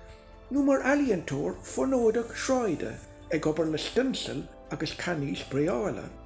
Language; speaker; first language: Irish; non-native, local second language; English